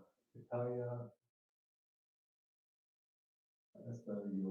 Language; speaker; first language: Spanish; non-native, learner; English